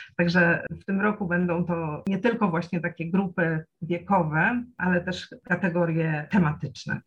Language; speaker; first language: Polish; native; Polish